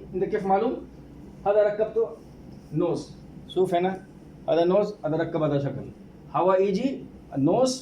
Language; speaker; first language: Arabic; non-native, learner; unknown